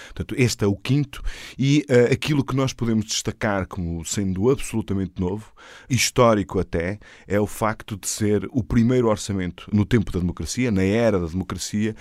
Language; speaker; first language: Portuguese; native; Portuguese